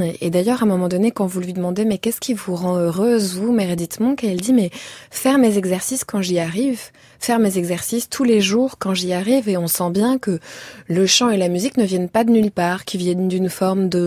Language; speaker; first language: French; native; French